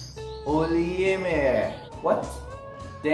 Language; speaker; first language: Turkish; non-native, learner; Persian